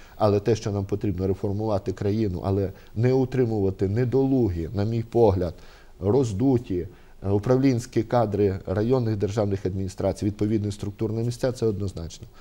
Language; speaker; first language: Ukrainian; native; Ukrainian